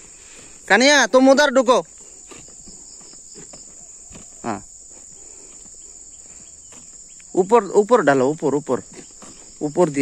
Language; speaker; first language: Hindi; non-native, learner; Bangla